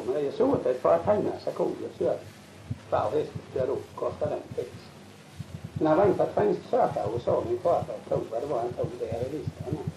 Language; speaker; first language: Swedish; native; Swedish